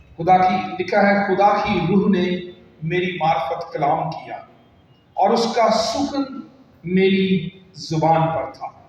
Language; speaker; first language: Urdu; non-native, local second language; Punjabi